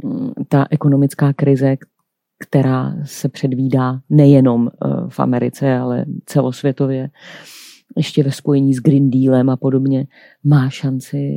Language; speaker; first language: Czech; native; Czech